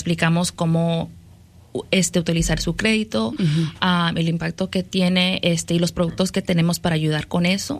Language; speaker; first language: Spanish; early bilingual, other home language; English